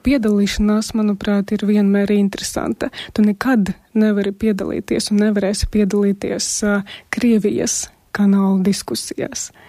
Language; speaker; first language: Latvian; non-native, local second language; Russian